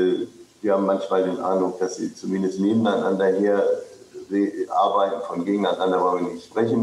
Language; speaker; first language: German; native; German